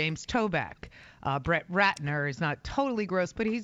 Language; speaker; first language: English; native; English